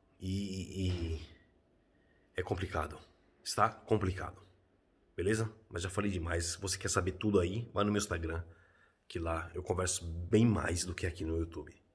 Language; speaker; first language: Portuguese; native; Portuguese